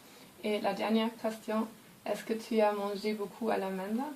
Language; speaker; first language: French; non-native, fluent; German